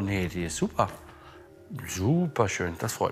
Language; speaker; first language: German; native; German